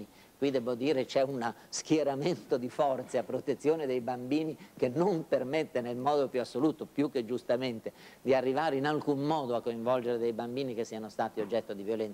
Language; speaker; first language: Italian; native; Italian